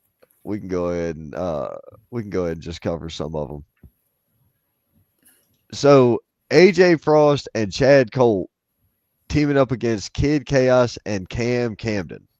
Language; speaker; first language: English; native; English